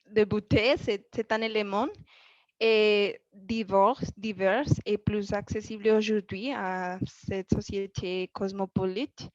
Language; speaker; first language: French; non-native, learner; Spanish